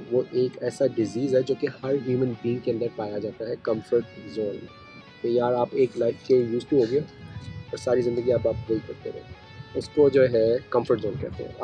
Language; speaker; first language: Urdu; native; Urdu